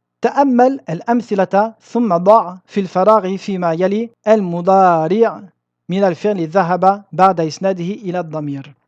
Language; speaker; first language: Arabic; non-native, fluent; French